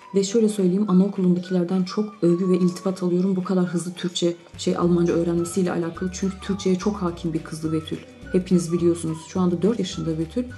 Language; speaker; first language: Turkish; native; Turkish